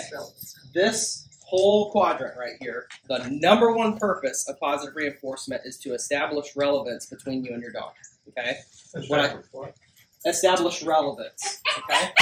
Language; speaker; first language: English; native; English